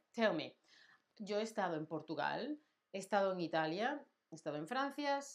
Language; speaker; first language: English; non-native, fluent; Spanish